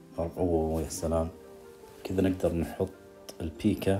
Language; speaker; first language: Arabic; native; Arabic